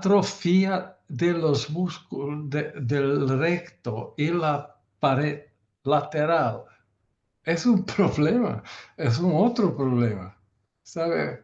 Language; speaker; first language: Spanish; non-native, learner; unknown